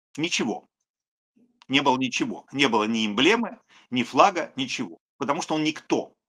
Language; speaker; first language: Russian; native; Russian